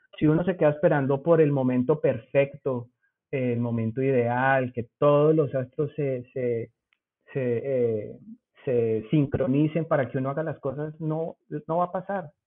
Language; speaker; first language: Spanish; native; Spanish